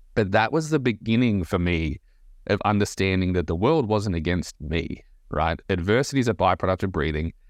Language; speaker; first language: English; native; English